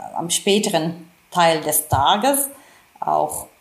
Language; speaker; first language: German; non-native, fluent; Finnish